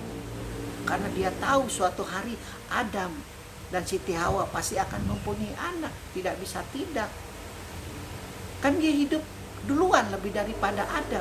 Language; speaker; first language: Indonesian; native; Indonesian